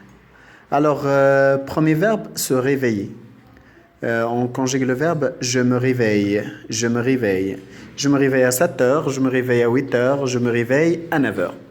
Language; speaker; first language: French; non-native, local second language; Arabic